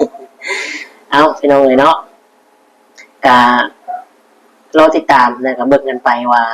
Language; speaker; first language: Thai; non-native, local second language; Northeastern Thai